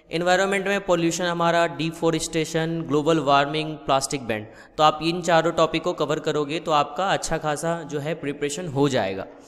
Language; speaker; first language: Hindi; native; Hindi